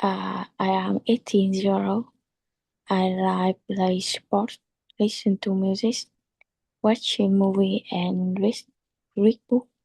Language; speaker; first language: English; non-native, learner; Chinese